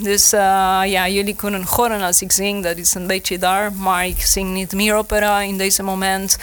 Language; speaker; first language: Dutch; non-native, learner; Spanish